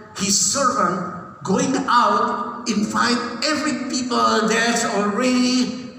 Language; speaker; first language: English; non-native, learner; Indonesian